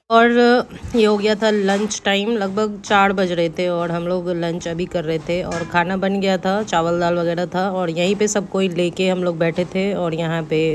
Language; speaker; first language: Hindi; native; Hindi